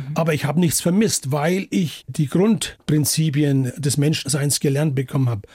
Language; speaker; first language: German; native; German